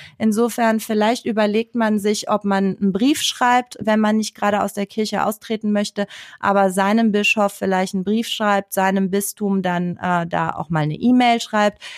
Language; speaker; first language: German; early bilingual, other home language; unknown